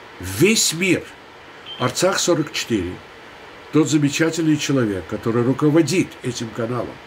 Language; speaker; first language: Russian; non-native, local second language; Armenian